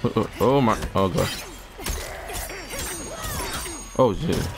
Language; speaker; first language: English; native; English